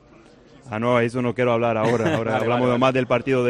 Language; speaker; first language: Spanish; early bilingual, heritage; Spanish